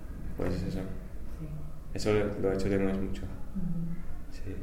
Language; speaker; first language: Spanish; non-native, fluent; English